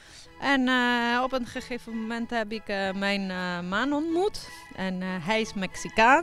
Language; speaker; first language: Dutch; early bilingual, heritage; Italian